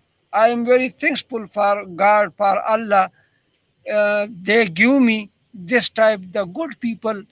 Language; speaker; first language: English; non-native, learner; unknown